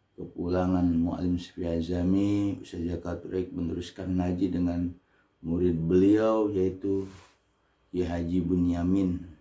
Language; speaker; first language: Indonesian; native; Indonesian